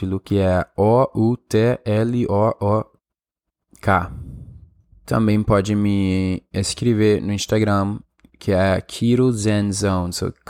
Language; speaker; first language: Portuguese; non-native, fluent; Spanish